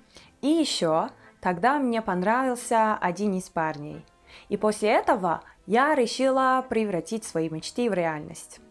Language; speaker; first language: Russian; non-native, fluent; Turkish